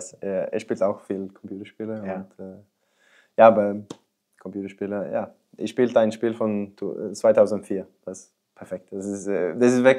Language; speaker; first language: German; non-native, learner; Swedish